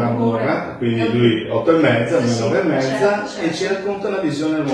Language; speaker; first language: Italian; native; Italian